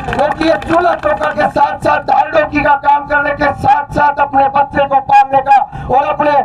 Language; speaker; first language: Hindi; native; Hindi